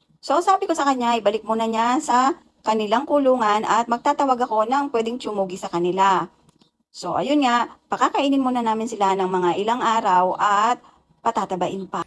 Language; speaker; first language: Filipino; non-native, local second language; Pampanga